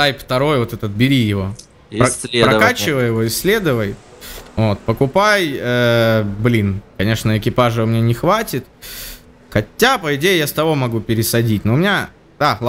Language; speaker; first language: Russian; native; Russian